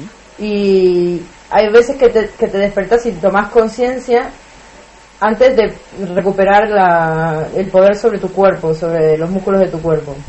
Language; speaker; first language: Spanish; native; Spanish